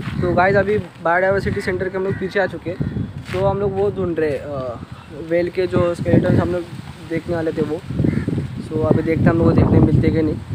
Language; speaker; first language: Hindi; native; Hindi